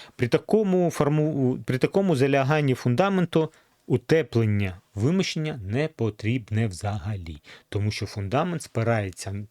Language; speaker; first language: Ukrainian; non-native, local second language; Russian